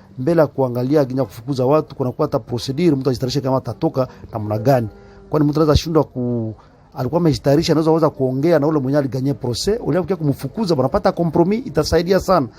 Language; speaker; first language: Swahili; native; Swahili